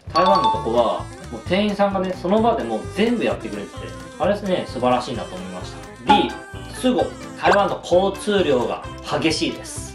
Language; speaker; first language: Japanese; native; Japanese